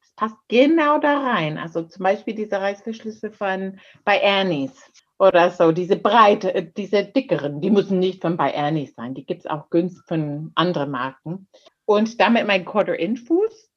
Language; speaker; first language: German; non-native, fluent; English